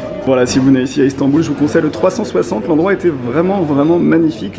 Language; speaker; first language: French; native; French